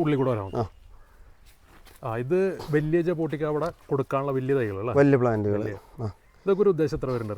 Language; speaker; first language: Malayalam; native; Malayalam